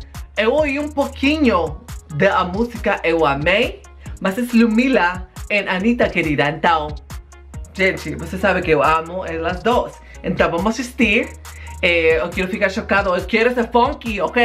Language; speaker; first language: Portuguese; non-native, learner; Spanish